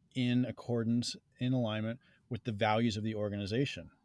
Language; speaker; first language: English; native; English